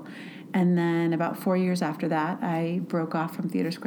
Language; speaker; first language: English; native; English